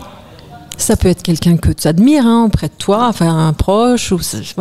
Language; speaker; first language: French; native; French